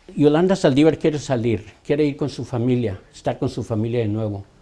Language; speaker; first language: Spanish; early bilingual, other home language; English